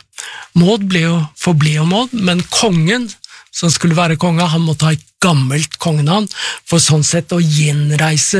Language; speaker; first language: Norwegian; native; Norwegian